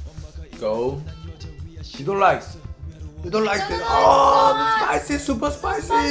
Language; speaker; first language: English; non-native, learner; Korean